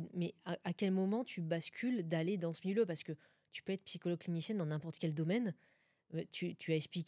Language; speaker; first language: French; native; French